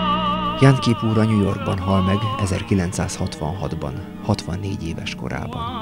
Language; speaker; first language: Hungarian; native; Hungarian